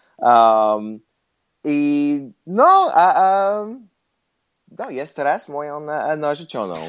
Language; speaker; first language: Polish; non-native, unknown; English